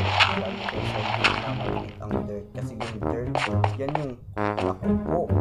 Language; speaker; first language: Filipino; non-native, local second language; Waray